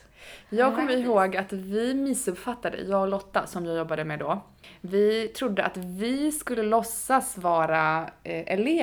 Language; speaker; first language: Swedish; native; Swedish